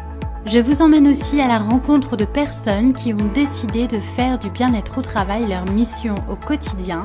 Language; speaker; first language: French; native; French